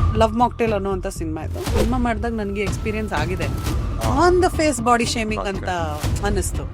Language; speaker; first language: Kannada; native; Kannada